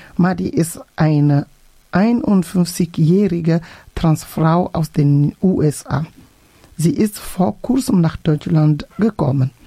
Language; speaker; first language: German; non-native, fluent; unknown